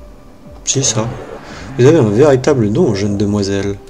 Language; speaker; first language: French; native; French